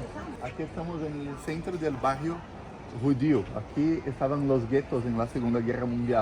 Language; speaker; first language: Spanish; non-native, fluent; Portuguese